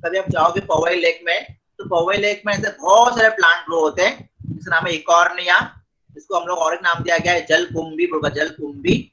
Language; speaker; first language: Hindi; non-native, local second language; Marathi